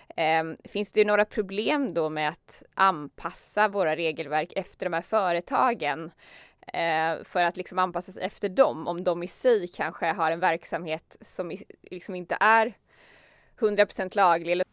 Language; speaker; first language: Swedish; native; Swedish